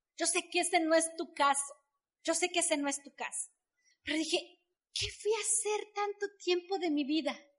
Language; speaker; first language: Spanish; native; Spanish